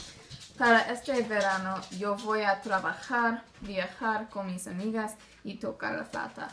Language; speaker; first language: Spanish; non-native, learner; English